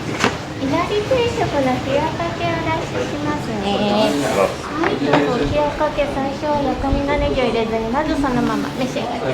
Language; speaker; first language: Japanese; native; Japanese